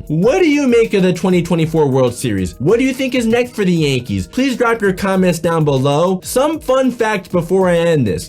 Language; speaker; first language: English; native; English